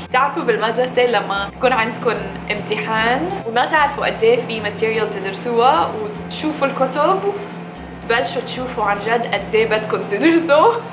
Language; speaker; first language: Arabic; early bilingual, heritage; English